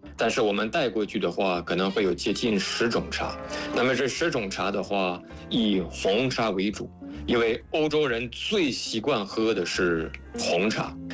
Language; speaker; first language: Chinese; non-native, fluent; French